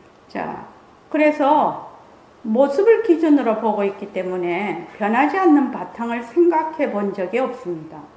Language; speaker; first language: Korean; native; Korean